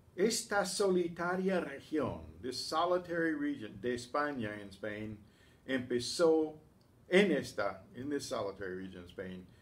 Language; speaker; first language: Spanish; non-native, fluent; English